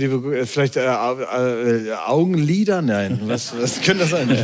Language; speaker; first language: German; native; German